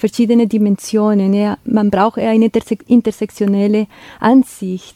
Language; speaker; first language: German; non-native, fluent; Spanish